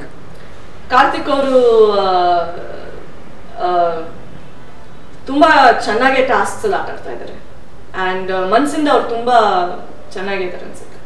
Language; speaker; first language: Kannada; non-native, fluent; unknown